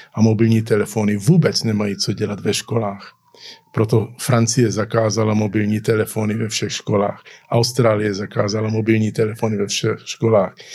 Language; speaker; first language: Czech; early bilingual, heritage; Czech